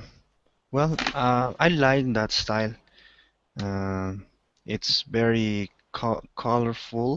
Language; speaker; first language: English; non-native, learner; Spanish